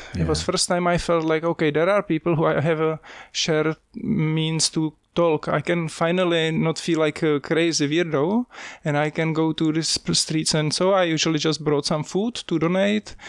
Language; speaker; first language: English; non-native, fluent; Czech